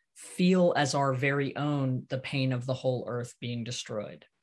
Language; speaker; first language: English; native; English